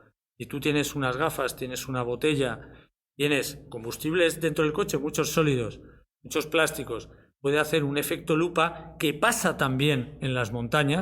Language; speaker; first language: Spanish; native; Spanish